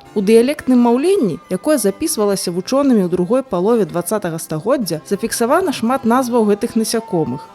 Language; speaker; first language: Belarusian; native; Belarusian